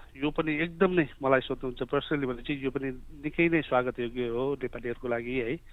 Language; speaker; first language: Nepali; native; Nepali